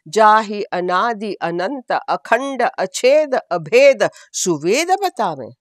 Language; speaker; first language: Hindi; non-native, local second language; Gujarati